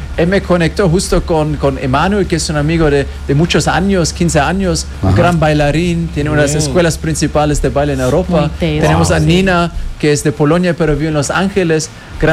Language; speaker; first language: Spanish; non-native, fluent; German